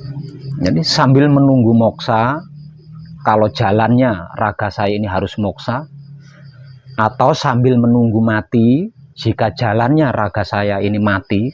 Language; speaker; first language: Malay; non-native, local second language; Javanese